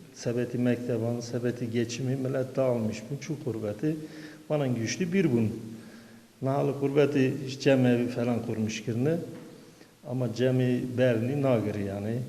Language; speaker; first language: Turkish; native; Turkish